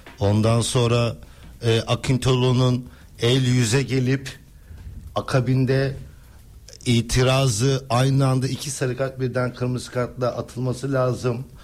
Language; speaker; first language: Turkish; native; Turkish